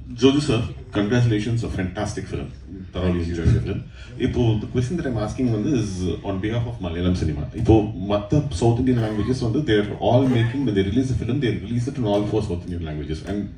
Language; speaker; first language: Tamil; native; Tamil